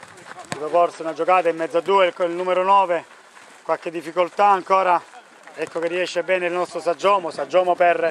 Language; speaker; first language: Italian; native; Italian